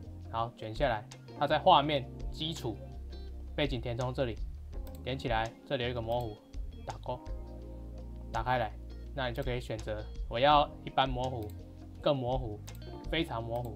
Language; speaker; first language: Chinese; native; Chinese